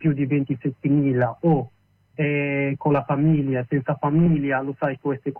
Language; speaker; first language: Italian; non-native, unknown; Arabic